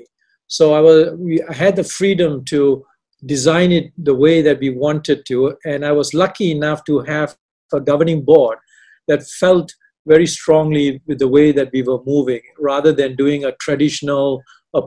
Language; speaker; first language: English; non-native, local second language; Tamil